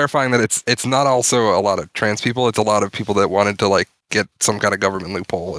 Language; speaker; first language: English; native; English